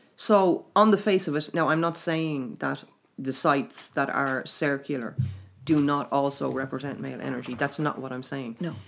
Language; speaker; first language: English; native; English